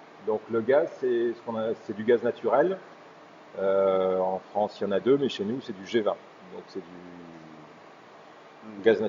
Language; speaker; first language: French; native; French